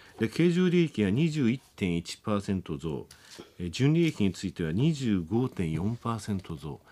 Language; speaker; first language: Japanese; native; Japanese